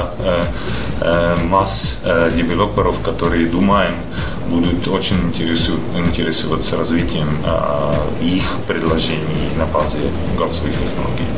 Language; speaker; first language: Russian; non-native, fluent; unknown